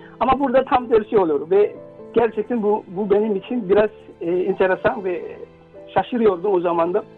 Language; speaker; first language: Turkish; non-native, fluent; Indonesian